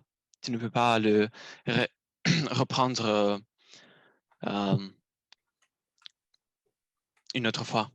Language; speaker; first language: French; non-native, learner; Romanian